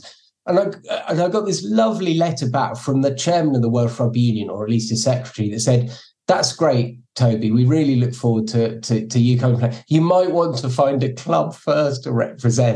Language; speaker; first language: English; native; English